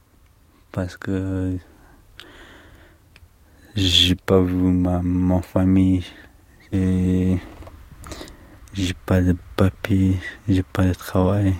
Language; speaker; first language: French; non-native, learner; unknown